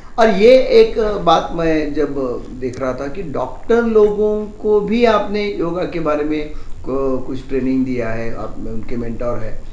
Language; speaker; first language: Hindi; non-native, local second language; Marathi